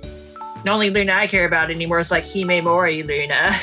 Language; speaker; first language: English; native; English